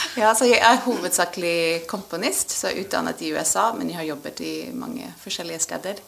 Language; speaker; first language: Norwegian; non-native, fluent; English